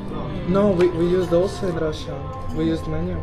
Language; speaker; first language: English; non-native, learner; Russian